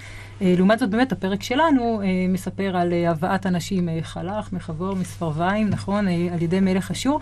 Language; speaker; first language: Hebrew; native; Hebrew